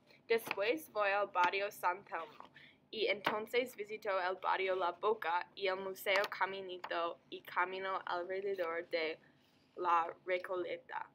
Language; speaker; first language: Spanish; non-native, learner; English